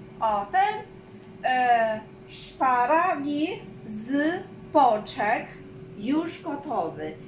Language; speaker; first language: Polish; non-native, learner; Chinese